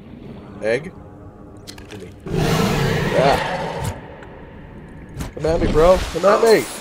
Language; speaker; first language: English; native; English